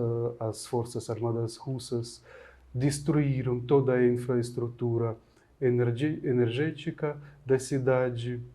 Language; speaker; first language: Portuguese; non-native, fluent; Ukrainian